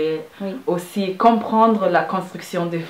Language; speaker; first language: French; non-native, fluent; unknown